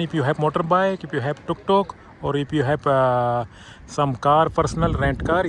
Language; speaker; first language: English; non-native, learner; Urdu